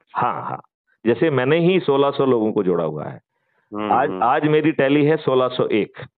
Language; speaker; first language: Hindi; native; Hindi